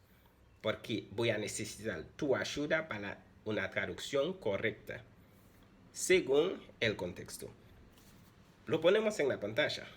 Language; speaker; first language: Spanish; non-native, fluent; Haitian Creole